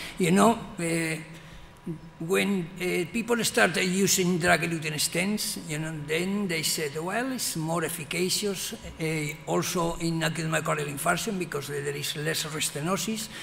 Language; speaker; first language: English; non-native, fluent; Spanish